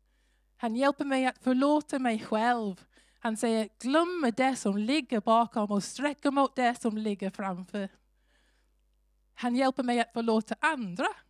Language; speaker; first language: Swedish; non-native, fluent; English